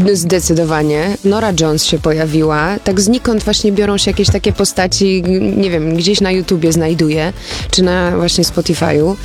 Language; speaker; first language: Polish; early bilingual, heritage; Polish